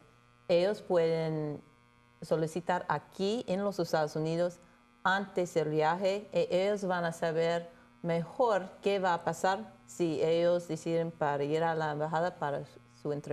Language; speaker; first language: Spanish; non-native, fluent; English